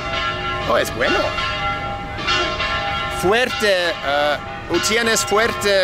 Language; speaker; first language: Spanish; non-native, learner; English